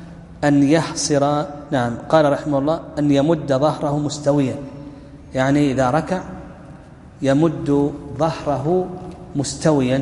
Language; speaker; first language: Arabic; native; Arabic